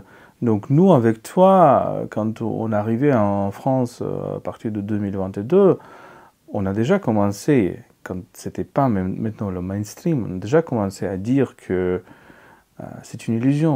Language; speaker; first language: French; non-native, fluent; Ukrainian